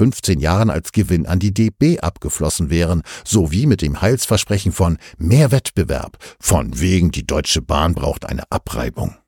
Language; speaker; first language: German; native; German